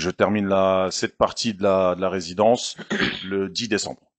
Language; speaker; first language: French; native; French